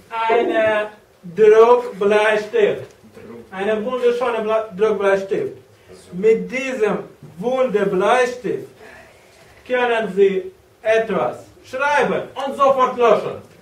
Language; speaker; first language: German; non-native, learner; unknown